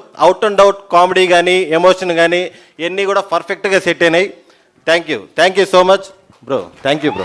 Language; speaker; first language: Telugu; native; Telugu